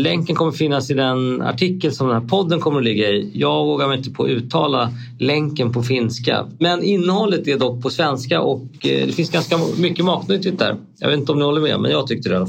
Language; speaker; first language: Swedish; native; Swedish